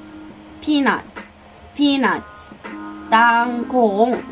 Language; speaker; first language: English; non-native, learner; Korean